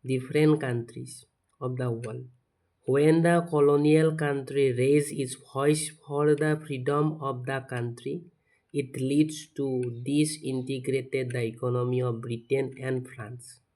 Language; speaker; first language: English; non-native, local second language; Assamese